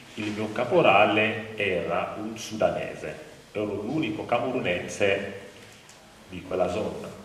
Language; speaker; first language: Italian; non-native, fluent; French